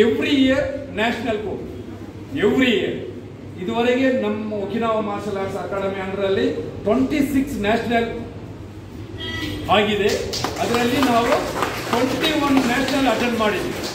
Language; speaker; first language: Kannada; non-native, local second language; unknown